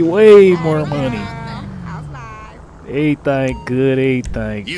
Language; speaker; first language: English; native; English